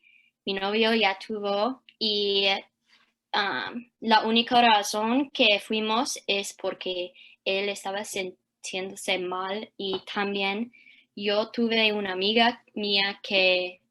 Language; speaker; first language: Spanish; early bilingual, heritage; English